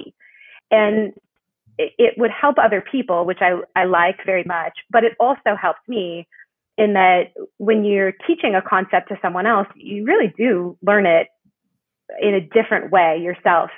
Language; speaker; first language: English; native; English